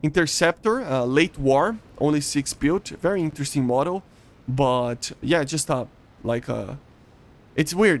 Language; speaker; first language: English; non-native, fluent; Portuguese